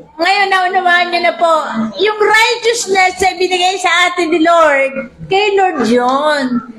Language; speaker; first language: Filipino; native; Filipino